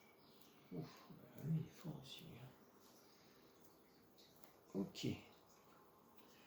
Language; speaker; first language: French; native; French